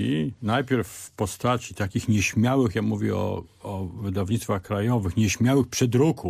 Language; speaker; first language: Polish; native; Polish